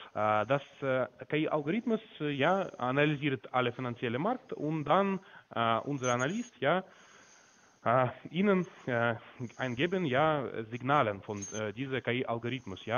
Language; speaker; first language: German; non-native, learner; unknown